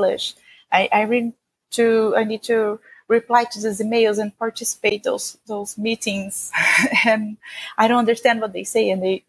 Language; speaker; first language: English; non-native, fluent; Portuguese